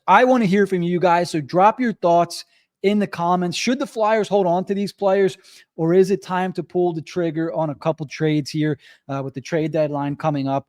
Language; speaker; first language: English; native; English